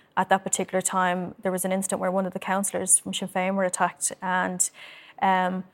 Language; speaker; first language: English; native; English